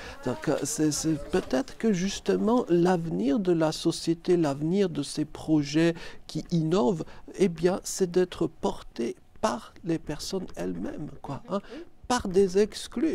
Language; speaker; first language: French; native; French